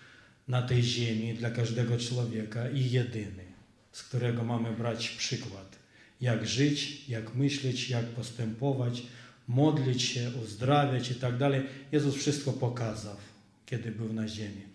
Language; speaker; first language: Polish; non-native, fluent; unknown